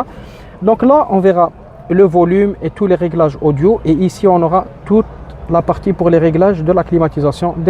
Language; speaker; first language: French; native; French